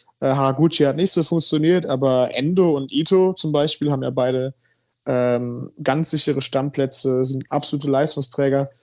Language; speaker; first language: German; native; German